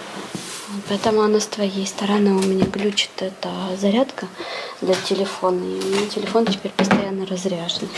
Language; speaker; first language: Russian; native; Russian